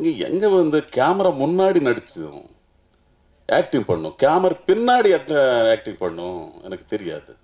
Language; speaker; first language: Tamil; non-native, learner; Telugu